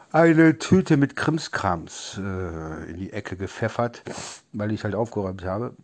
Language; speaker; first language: German; native; German